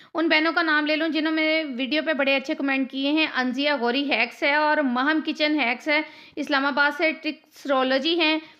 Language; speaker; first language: Urdu; native; Urdu